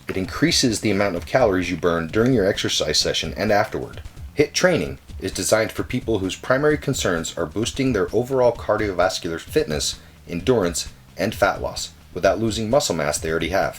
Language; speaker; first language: English; native; English